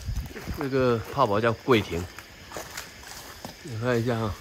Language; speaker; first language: Chinese; native; Chinese